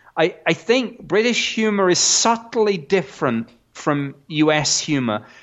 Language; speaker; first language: English; native; English